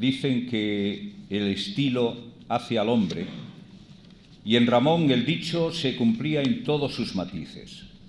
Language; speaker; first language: Spanish; native; Spanish